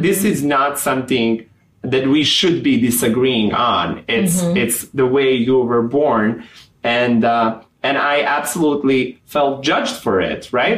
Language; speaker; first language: English; non-native, fluent; Serbian